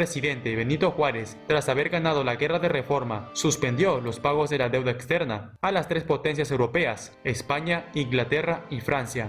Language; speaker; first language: Spanish; native; Spanish